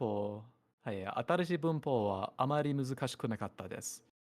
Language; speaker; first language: Japanese; non-native, learner; English